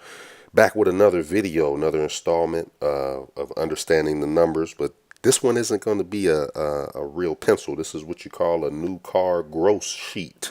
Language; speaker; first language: English; native; English